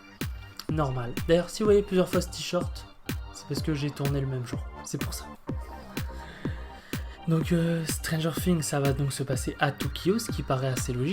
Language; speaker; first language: French; native; French